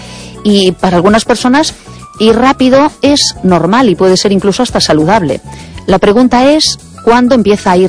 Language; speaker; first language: Spanish; native; Spanish